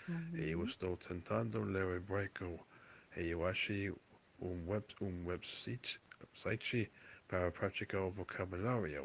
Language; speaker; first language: Portuguese; non-native, learner; English